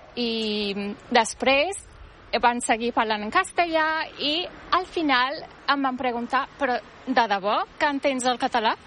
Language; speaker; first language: Catalan; non-native, fluent; Turkish